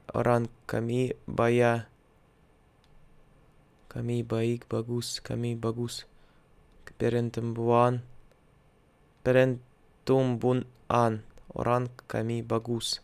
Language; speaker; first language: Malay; non-native, learner; Russian